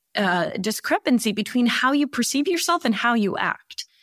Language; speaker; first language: English; early bilingual, other home language; Bosnian